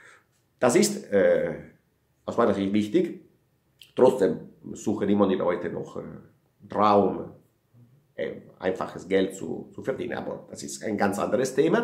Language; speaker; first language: German; non-native, fluent; Italian